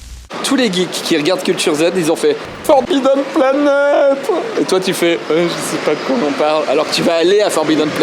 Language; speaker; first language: French; native; French